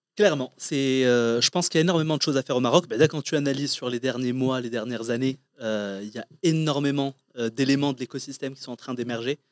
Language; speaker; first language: French; non-native, local second language; Arabic